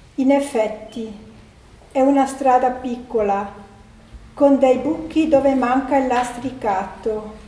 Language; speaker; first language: Italian; non-native, fluent; German